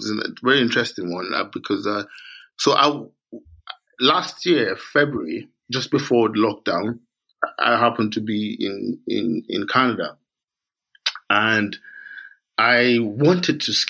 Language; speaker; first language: English; non-native, local second language; Yoruba